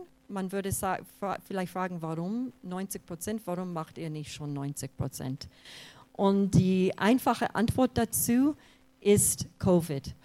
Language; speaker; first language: German; non-native, fluent; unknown